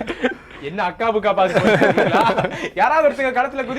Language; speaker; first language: Tamil; native; Tamil